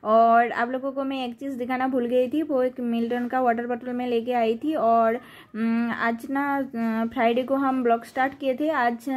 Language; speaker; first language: Hindi; non-native, local second language; Bangla